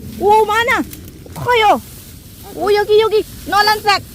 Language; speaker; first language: Korean; non-native, learner; Thai